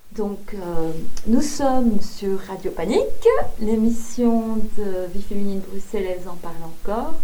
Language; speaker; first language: French; native; French